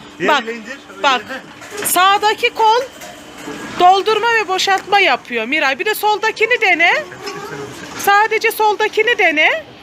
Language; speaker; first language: Turkish; native; Turkish